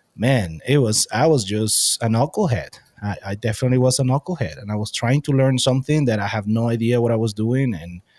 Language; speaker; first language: English; non-native, fluent; Spanish